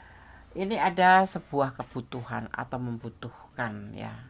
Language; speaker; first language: Indonesian; native; Indonesian